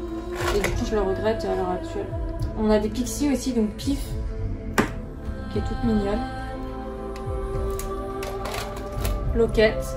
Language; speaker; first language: French; native; French